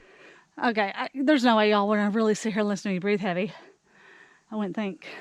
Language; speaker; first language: English; native; English